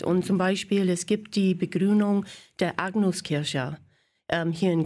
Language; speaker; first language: German; non-native, fluent; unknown